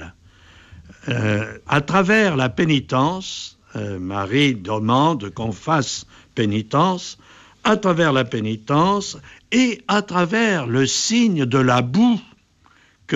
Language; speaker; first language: French; native; French